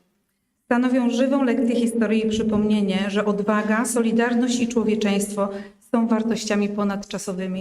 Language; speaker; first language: Polish; native; Polish